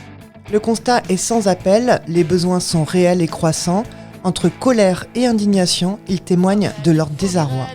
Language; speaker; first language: French; native; French